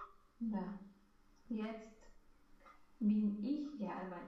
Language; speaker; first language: German; non-native, learner; Romanian